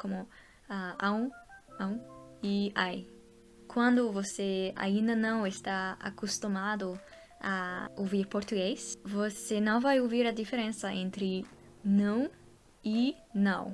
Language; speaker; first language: Portuguese; non-native, fluent; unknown